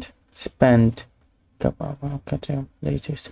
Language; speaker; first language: English; non-native, learner; Vietnamese